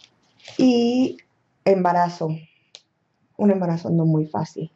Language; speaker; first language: Spanish; native; Spanish